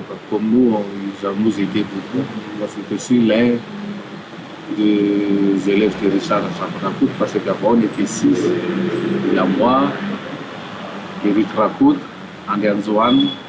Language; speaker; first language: French; non-native, local second language; Malagasy